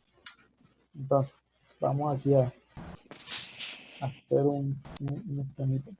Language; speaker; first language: Spanish; native; Spanish